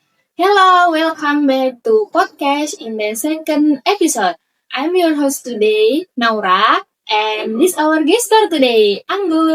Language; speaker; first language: English; non-native, learner; Indonesian